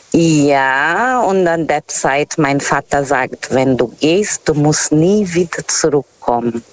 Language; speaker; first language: German; non-native, learner; Portuguese